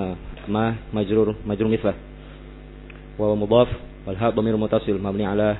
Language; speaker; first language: Arabic; non-native, learner; Indonesian